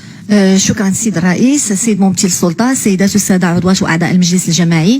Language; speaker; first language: Arabic; native; Arabic